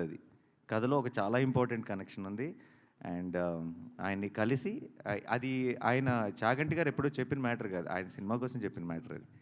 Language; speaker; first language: Telugu; native; Telugu